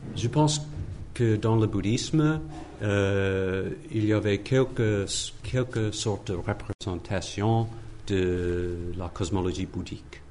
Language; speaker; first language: French; non-native, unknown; English